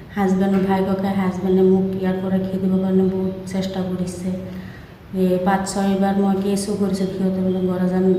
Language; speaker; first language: Assamese; non-native, local second language; Bangla